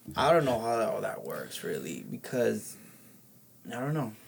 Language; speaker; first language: English; early bilingual, other home language; Spanish